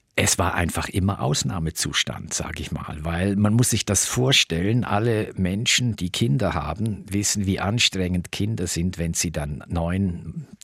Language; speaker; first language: German; native; German